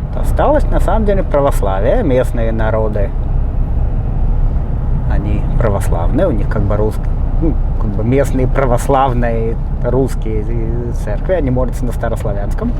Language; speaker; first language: Russian; native; Russian